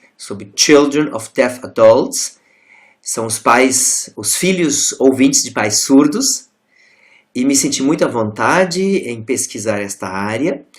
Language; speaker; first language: Portuguese; non-native, local second language; German